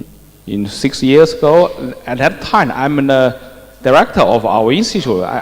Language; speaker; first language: English; non-native, fluent; Chinese